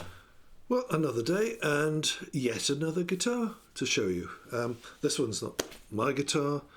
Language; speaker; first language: English; native; English